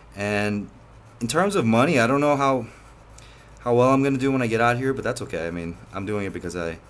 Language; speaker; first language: English; native; English